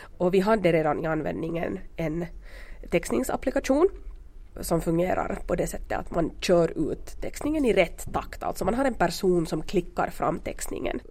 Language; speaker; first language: Swedish; native; Swedish